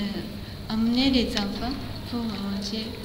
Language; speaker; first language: French; non-native, fluent; Japanese